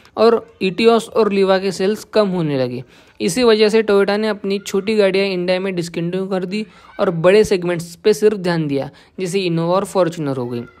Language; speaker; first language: Hindi; non-native, local second language; Marathi